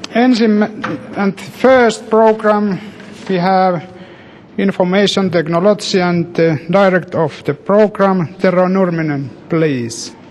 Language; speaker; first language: English; non-native, learner; Finnish